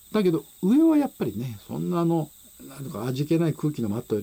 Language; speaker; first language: Japanese; native; Japanese